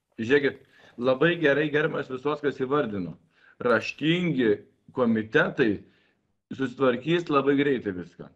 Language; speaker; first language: Lithuanian; native; Lithuanian